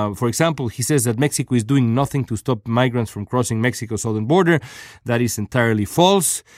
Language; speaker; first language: English; non-native, fluent; Spanish